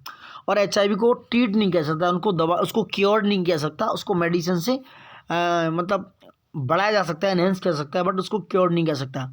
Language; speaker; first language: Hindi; native; Hindi